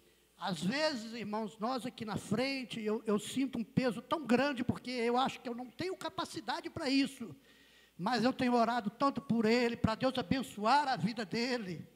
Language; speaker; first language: Portuguese; native; Portuguese